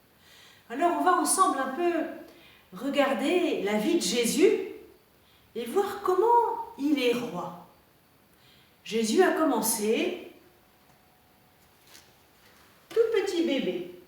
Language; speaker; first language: French; native; French